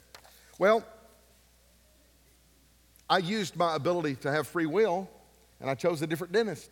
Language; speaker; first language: English; native; English